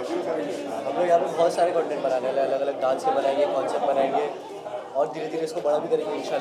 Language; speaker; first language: Hindi; native; Hindi